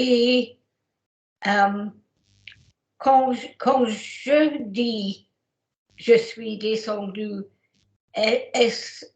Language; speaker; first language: French; non-native, learner; English